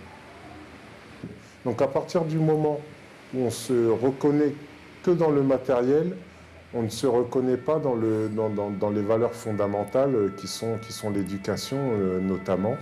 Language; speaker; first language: French; native; French